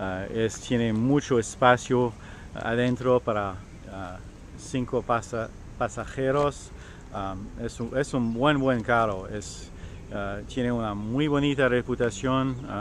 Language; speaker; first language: Spanish; non-native, learner; French